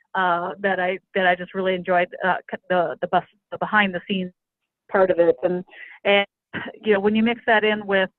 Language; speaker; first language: English; native; English